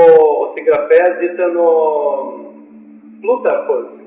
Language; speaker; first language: Greek; non-native, fluent; Portuguese